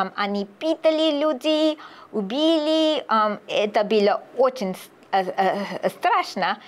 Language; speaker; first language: Russian; non-native, learner; English